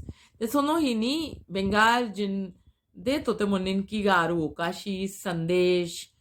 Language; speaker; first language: Japanese; non-native, fluent; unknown